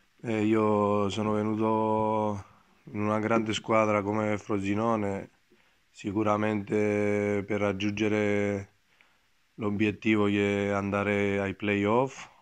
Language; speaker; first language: Italian; non-native, fluent; Greek